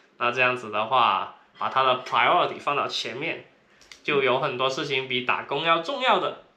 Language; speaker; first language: Chinese; non-native, local second language; Cantonese